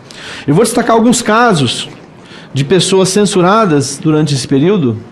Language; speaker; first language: Portuguese; native; Portuguese